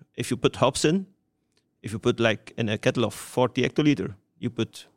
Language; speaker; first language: English; non-native, fluent; Dutch